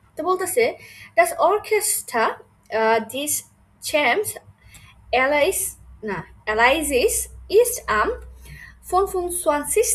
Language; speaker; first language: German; non-native, fluent; Bangla